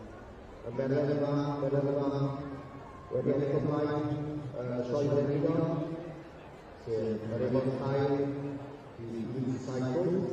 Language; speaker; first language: Welsh; native; Welsh